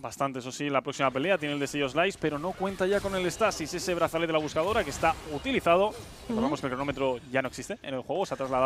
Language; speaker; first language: Spanish; native; Spanish